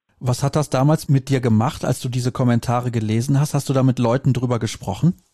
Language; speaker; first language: German; native; German